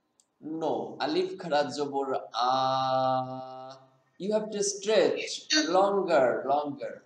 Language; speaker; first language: English; non-native, fluent; Bangla